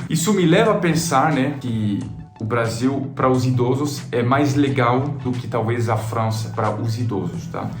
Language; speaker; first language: Portuguese; non-native, fluent; French